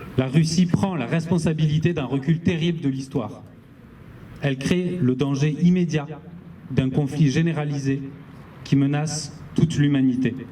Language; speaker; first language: French; native; French